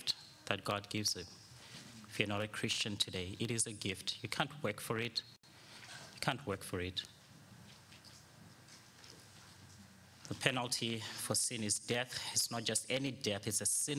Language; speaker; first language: English; non-native, local second language; Shona